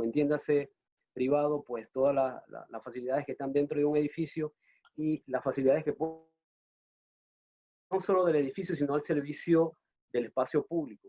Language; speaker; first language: Spanish; native; Spanish